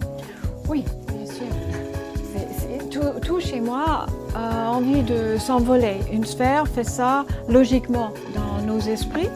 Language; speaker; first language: French; non-native, fluent; English